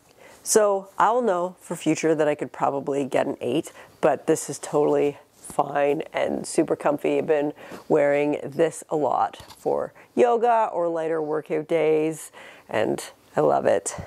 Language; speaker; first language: English; native; English